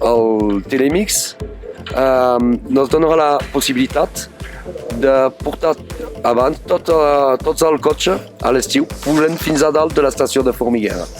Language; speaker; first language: Catalan; non-native, fluent; French